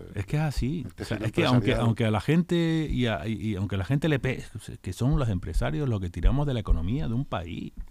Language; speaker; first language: Spanish; native; Spanish